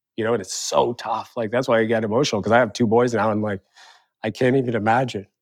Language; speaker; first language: English; native; English